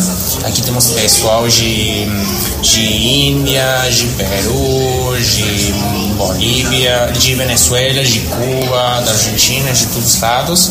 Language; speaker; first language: Portuguese; non-native, learner; Spanish